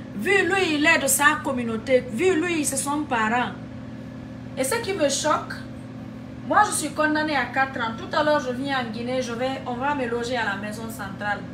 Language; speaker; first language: French; non-native, local second language; Fula